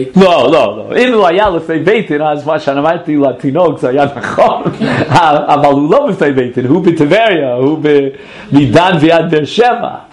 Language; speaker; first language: Hebrew; non-native, fluent; English